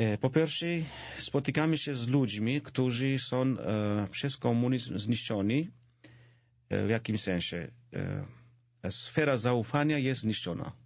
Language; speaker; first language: Polish; non-native, fluent; Georgian